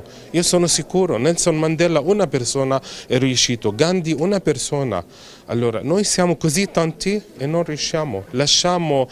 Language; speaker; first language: Italian; non-native, fluent; Arabic